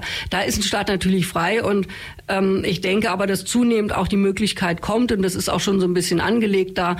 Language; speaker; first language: German; native; German